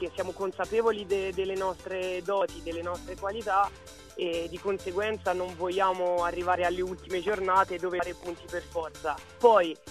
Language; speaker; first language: Italian; early bilingual, other home language; French